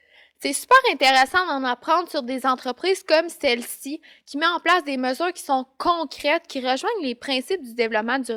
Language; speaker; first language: French; native; French